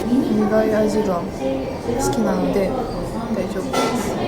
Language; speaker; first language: Japanese; non-native, learner; French